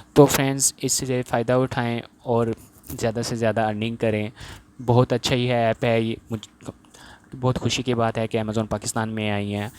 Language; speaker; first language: Urdu; non-native, local second language; Punjabi